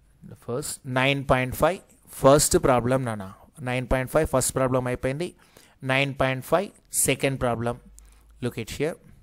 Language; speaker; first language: English; non-native, local second language; Telugu